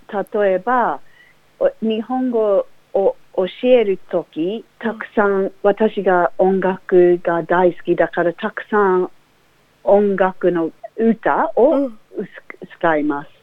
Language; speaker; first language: Japanese; non-native, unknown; English